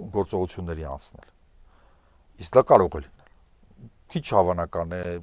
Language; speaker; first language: Armenian; native; Armenian